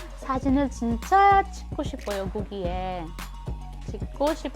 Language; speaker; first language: Korean; non-native, fluent; Filipino